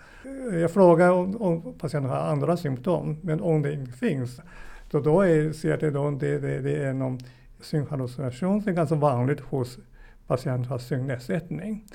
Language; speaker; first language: Swedish; non-native, fluent; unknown